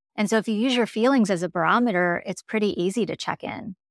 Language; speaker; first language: English; native; English